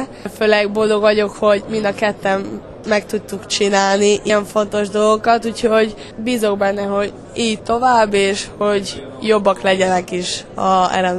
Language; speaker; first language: Hungarian; early bilingual, heritage; Hungarian